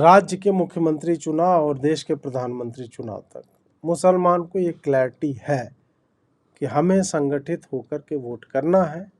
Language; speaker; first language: Hindi; native; Hindi